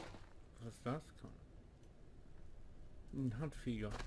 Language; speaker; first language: German; native; German